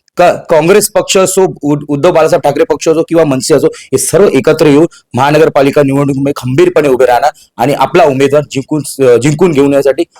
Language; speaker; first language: Marathi; non-native, local second language; Hindi